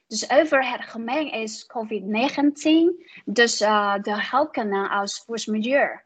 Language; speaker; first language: Dutch; non-native, learner; Chinese